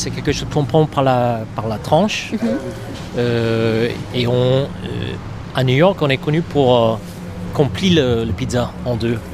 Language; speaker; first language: French; non-native, fluent; English